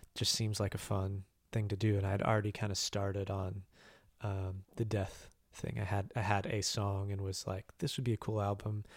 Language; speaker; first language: English; native; English